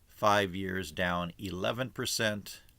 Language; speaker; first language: English; native; English